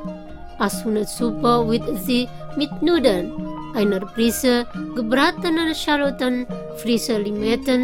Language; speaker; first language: German; non-native, fluent; Indonesian